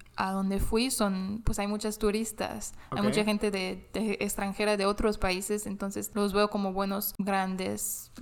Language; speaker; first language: Spanish; non-native, fluent; English